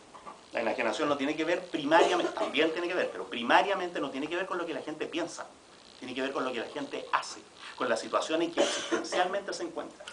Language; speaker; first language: Spanish; native; Spanish